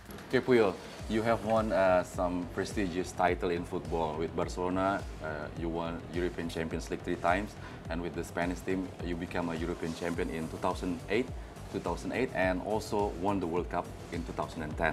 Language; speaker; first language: English; non-native, fluent; Indonesian